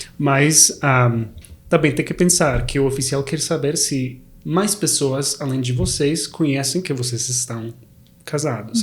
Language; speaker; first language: Portuguese; non-native, fluent; Spanish